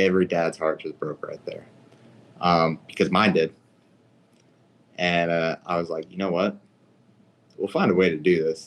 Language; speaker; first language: English; native; English